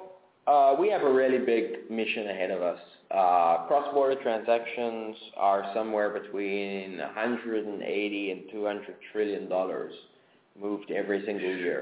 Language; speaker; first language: English; native; English